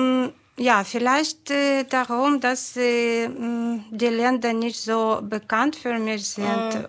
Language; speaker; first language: German; non-native, fluent; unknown